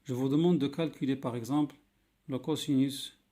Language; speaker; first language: French; non-native, local second language; Arabic